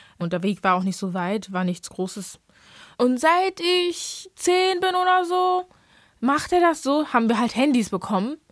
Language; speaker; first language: German; early bilingual, other home language; English